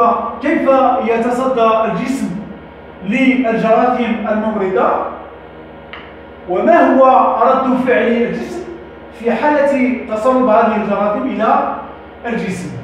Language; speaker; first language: Arabic; native; Arabic